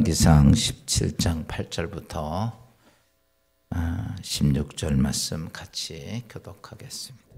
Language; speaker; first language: Korean; native; Korean